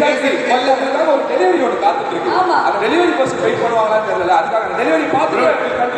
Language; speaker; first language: Tamil; native; Tamil